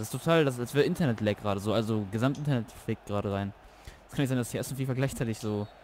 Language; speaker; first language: German; native; German